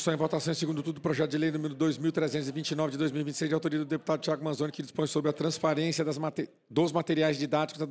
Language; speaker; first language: Portuguese; native; Portuguese